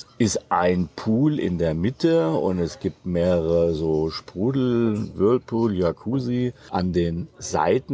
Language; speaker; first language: German; native; German